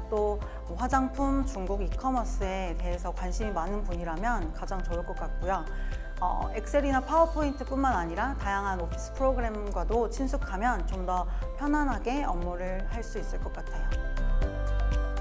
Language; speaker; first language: Korean; native; Korean